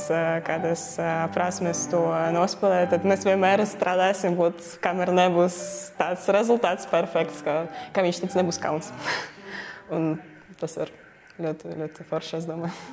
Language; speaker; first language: Latvian; non-native, local second language; Russian